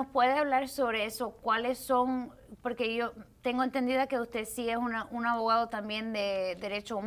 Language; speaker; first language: Spanish; early bilingual, heritage; Spanish